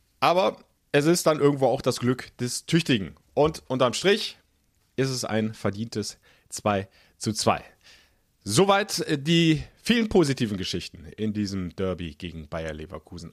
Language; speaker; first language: German; native; German